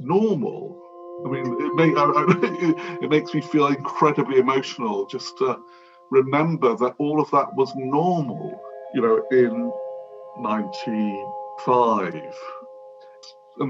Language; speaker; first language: English; native; English